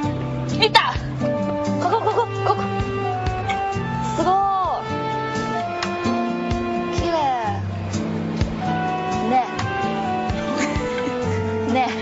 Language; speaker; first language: Japanese; non-native, learner; Chinese